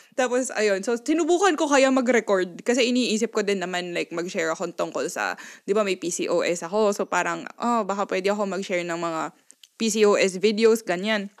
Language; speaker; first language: Filipino; non-native, local second language; Pampanga